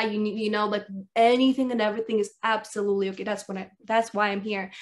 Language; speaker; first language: English; early bilingual, other home language; Russian